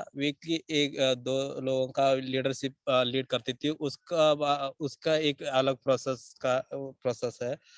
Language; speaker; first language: Hindi; non-native, local second language; Kannada